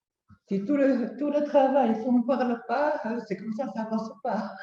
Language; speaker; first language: French; non-native, learner; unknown